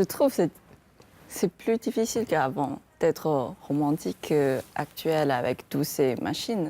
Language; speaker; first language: French; non-native, fluent; Chinese